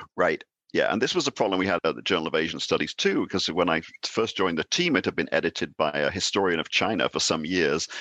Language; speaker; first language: English; native; English